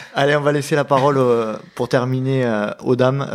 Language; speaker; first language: French; native; French